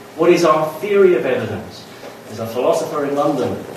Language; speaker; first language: English; native; English